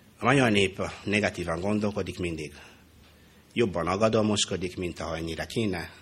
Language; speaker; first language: Hungarian; non-native, fluent; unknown